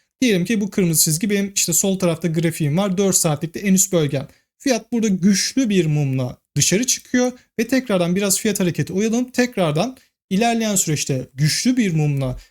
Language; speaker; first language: Turkish; native; Turkish